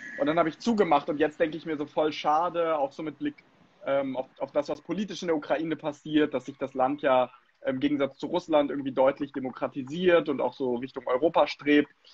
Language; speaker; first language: German; early bilingual, other home language; Russian